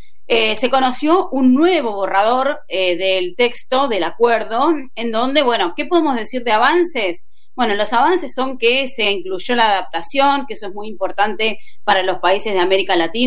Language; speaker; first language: Spanish; native; Spanish